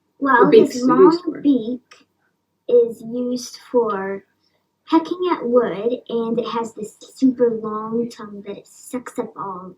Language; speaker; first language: English; native; English